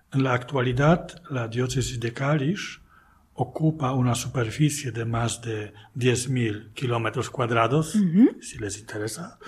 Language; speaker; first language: Spanish; non-native, fluent; Polish